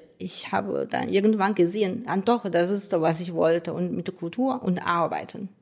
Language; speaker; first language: German; non-native, fluent; Chinese